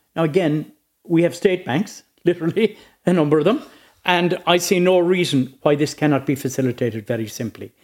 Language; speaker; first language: English; native; English